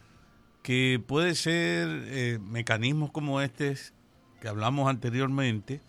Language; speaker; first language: Spanish; native; Spanish